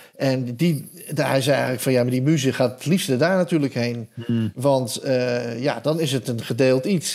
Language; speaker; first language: Dutch; native; Dutch